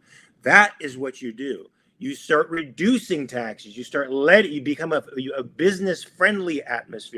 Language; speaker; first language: English; native; English